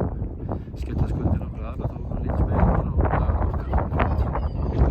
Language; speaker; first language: Icelandic; native; Icelandic